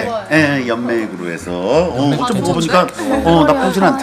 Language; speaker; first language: Korean; native; Korean